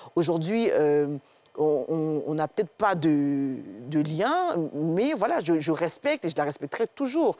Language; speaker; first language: French; native; French